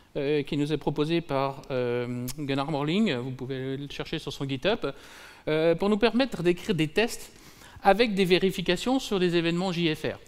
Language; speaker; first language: French; native; French